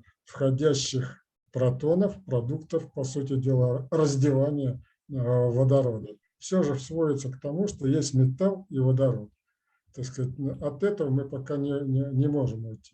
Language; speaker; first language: Russian; native; Russian